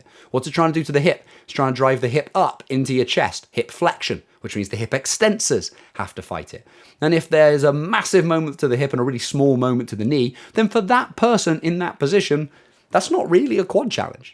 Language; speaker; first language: English; native; English